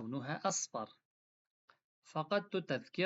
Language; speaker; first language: Arabic; non-native, fluent; Pashto